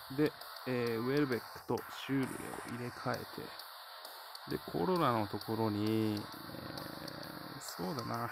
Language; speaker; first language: Japanese; native; Japanese